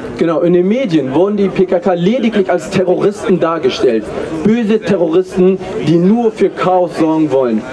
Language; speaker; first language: German; early bilingual, other home language; Kurdish